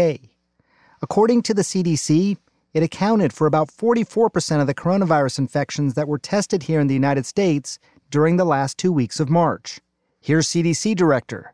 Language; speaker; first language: English; native; English